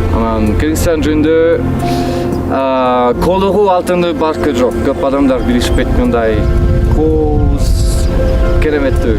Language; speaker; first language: Kyrgyz; non-native, learner; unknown